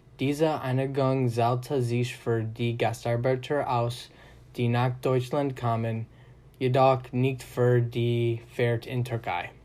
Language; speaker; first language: German; non-native, learner; English